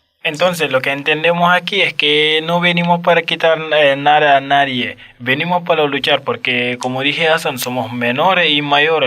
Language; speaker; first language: Spanish; non-native, learner; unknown